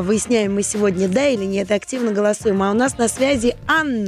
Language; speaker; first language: Russian; native; Russian